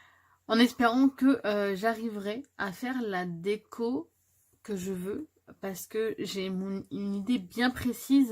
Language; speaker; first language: French; native; French